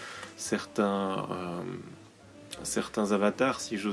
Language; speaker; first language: French; native; French